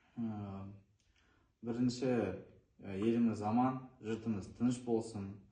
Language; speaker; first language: Kazakh; non-native, local second language; Azerbaijani